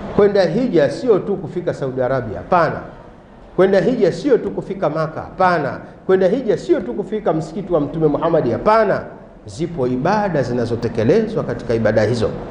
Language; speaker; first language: Swahili; native; Swahili